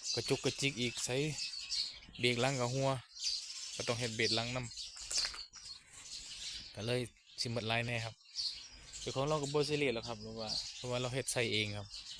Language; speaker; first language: Thai; native; Thai